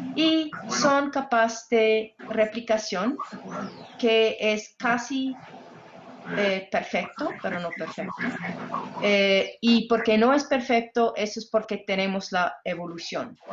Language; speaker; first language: Spanish; non-native, fluent; English